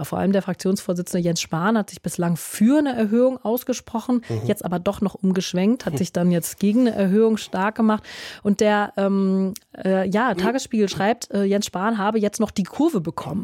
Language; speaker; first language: German; native; German